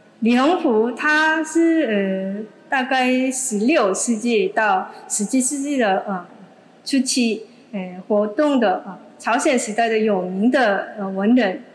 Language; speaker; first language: Chinese; non-native, fluent; Korean